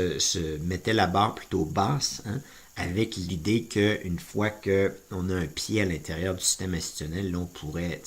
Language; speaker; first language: French; native; French